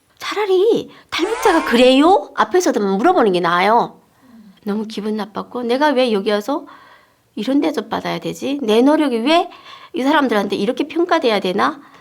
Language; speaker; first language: Korean; native; Korean